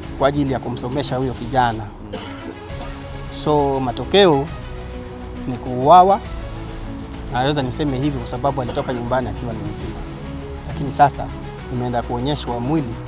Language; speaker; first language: Swahili; non-native, local second language; Luo (Kenya and Tanzania)